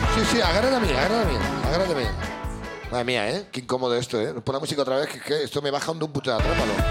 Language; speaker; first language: Spanish; native; Spanish